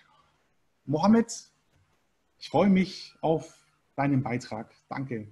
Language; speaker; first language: German; native; German